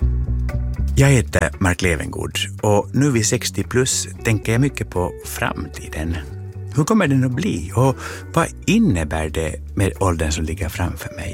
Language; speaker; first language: Swedish; native; Swedish